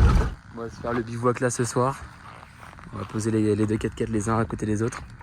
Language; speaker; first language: French; native; French